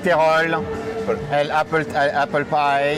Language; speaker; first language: Spanish; non-native, fluent; French